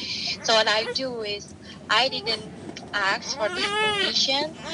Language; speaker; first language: English; non-native, learner; Indonesian